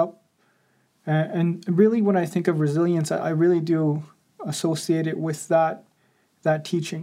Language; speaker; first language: English; non-native, fluent; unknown